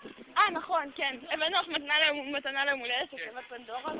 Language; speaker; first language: Hebrew; native; Hebrew